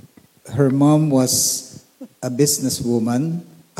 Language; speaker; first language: English; non-native, local second language; Filipino